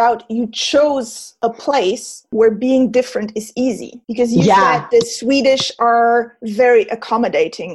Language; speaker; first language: English; non-native, fluent; German